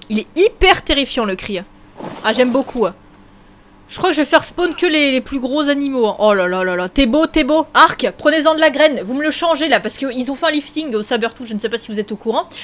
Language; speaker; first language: French; native; French